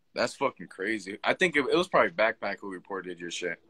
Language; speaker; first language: English; native; English